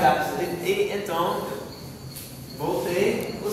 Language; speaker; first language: Portuguese; non-native, learner; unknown